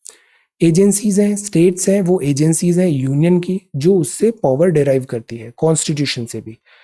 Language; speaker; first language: Hindi; native; Hindi